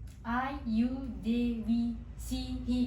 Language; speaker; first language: English; non-native, learner; Indonesian